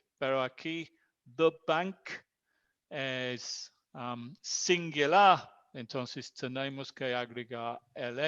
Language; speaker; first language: Spanish; non-native, fluent; English